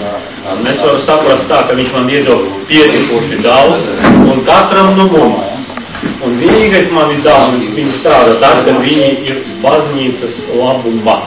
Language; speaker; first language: Latvian; non-native, local second language; Russian